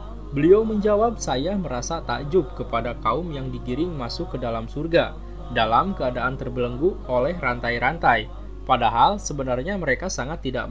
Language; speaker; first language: Indonesian; native; Indonesian